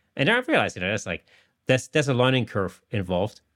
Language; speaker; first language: English; non-native, fluent; German